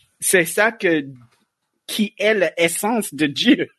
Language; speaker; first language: French; non-native, learner; English